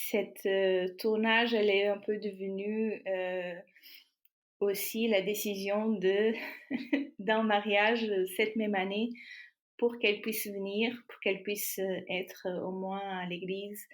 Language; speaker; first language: French; non-native, fluent; Portuguese